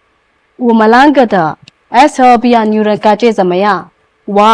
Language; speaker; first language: Chinese; non-native, learner; Amharic